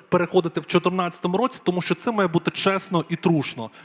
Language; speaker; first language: Ukrainian; non-native, local second language; Russian